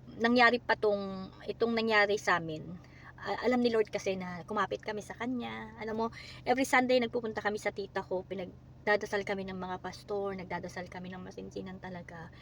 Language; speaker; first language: Filipino; native; Filipino